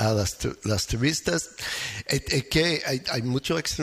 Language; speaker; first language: Spanish; non-native, learner; English